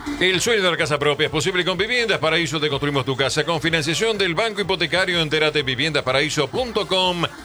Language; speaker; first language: Spanish; native; Spanish